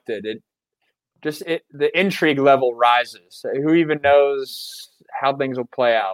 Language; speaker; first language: English; native; English